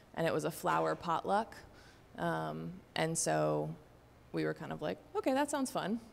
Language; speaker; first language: English; native; English